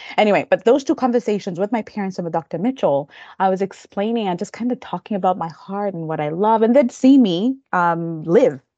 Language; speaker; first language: English; non-native, local second language; Kamba